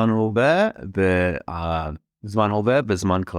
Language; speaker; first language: Hebrew; non-native, fluent; English